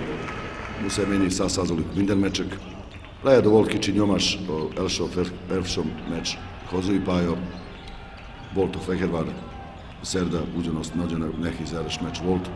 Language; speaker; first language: Hungarian; non-native, learner; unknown